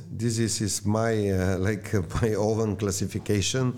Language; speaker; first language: English; non-native, learner; Slovenian